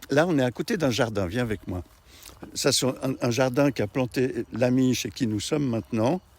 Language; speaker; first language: French; native; French